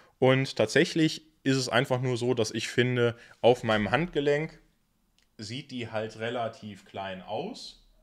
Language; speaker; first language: German; native; German